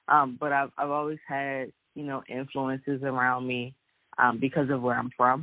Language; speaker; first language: English; native; English